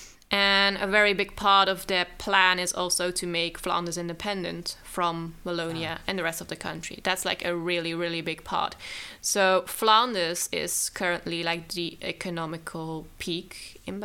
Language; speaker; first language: English; non-native, fluent; Dutch